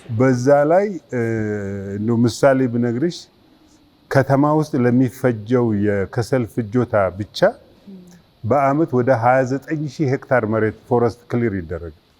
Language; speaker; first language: Amharic; native; Amharic